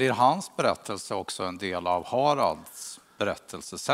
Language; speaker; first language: Swedish; native; Swedish